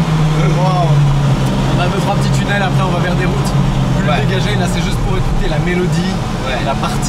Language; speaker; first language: French; native; French